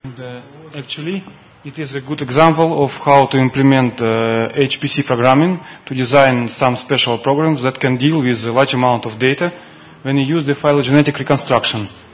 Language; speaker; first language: English; non-native, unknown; Russian